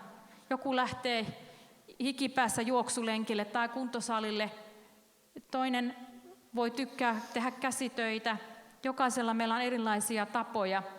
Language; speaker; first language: Finnish; native; Finnish